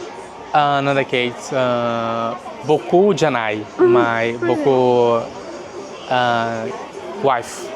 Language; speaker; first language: Japanese; non-native, learner; Portuguese